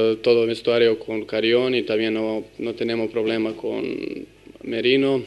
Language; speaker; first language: Spanish; non-native, learner; Serbian